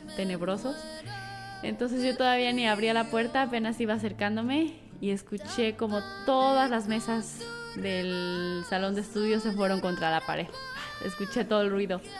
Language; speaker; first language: Spanish; native; Spanish